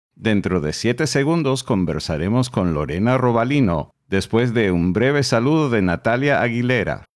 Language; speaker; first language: Spanish; non-native, fluent; English